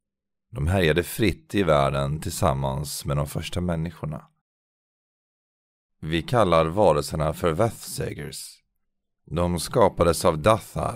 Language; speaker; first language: Swedish; native; Swedish